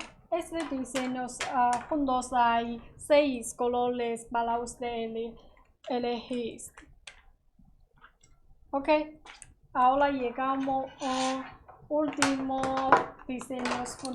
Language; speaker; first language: Spanish; non-native, learner; Chinese